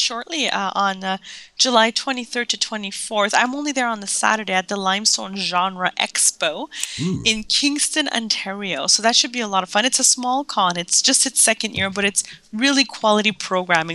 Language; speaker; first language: English; non-native, fluent; French